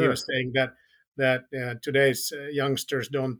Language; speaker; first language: English; non-native, fluent; Finnish